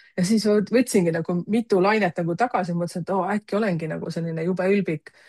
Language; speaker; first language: Estonian; native; Estonian